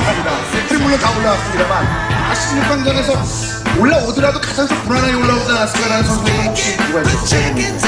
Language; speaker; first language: Korean; native; Korean